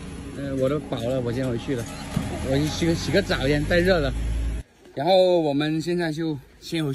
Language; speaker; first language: Chinese; non-native, local second language; Cantonese